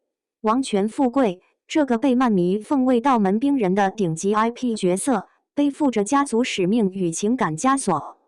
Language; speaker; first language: Chinese; native; Chinese